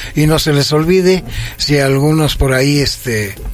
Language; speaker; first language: Spanish; native; Spanish